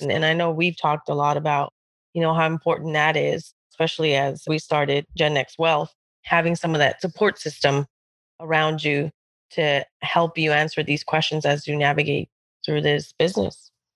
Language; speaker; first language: English; early bilingual, other home language; Spanish